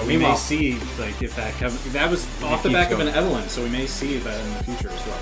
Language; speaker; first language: English; native; English